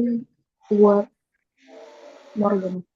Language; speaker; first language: German; non-native, learner; Indonesian